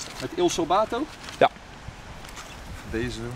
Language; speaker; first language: Dutch; native; Dutch